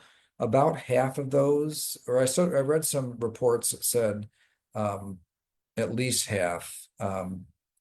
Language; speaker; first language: English; native; English